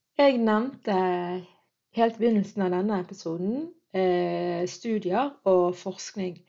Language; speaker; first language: Norwegian; early bilingual, other home language; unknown